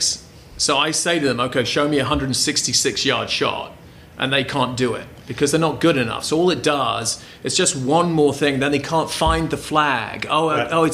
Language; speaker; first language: English; native; English